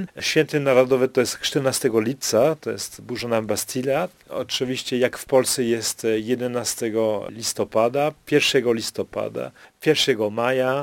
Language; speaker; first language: Polish; non-native, fluent; French